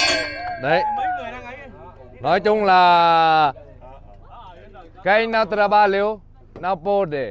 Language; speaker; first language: Portuguese; non-native, learner; Vietnamese